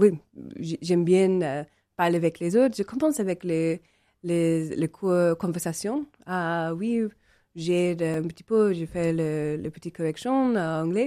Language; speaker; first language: French; non-native, learner; English